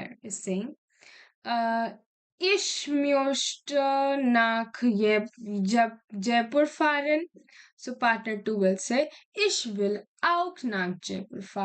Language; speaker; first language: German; non-native, learner; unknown